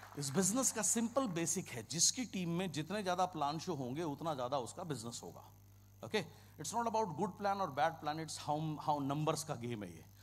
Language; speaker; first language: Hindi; non-native, local second language; Kannada